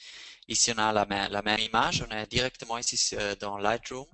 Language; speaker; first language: French; non-native, fluent; Spanish